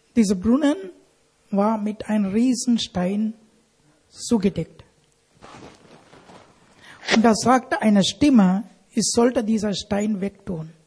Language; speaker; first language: German; non-native, learner; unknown